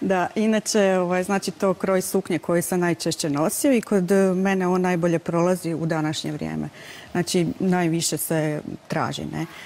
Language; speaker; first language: Croatian; native; Croatian